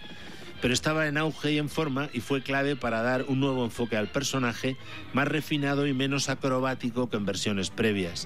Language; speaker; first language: Spanish; native; Spanish